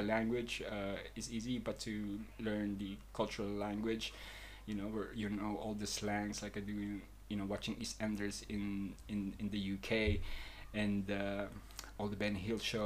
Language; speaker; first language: English; native; English